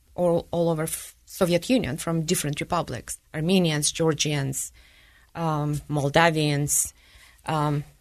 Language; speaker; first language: English; non-native, fluent; Ukrainian